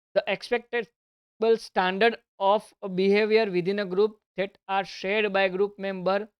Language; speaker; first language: English; non-native, local second language; Gujarati